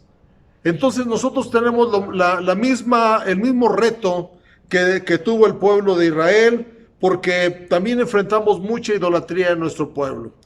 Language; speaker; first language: Spanish; native; Spanish